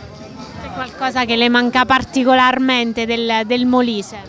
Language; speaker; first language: Italian; native; Italian